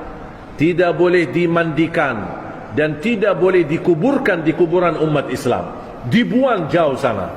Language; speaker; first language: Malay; non-native, fluent; Arabic